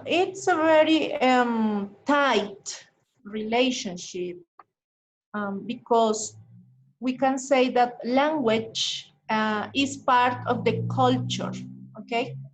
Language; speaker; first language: English; non-native, fluent; Spanish